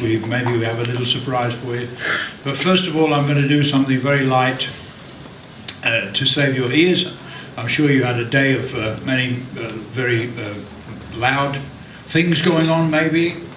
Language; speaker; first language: English; native; English